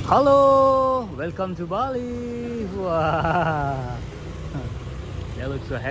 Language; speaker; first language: English; non-native, fluent; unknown